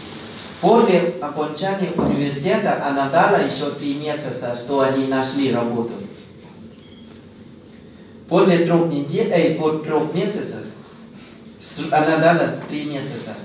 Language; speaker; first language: Russian; non-native, learner; Thai